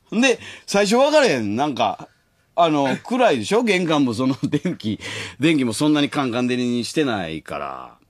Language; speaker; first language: Japanese; native; Japanese